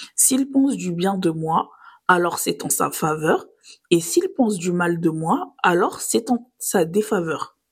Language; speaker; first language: French; native; French